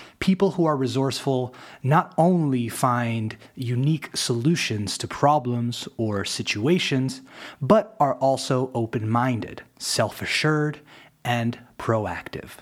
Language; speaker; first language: English; native; English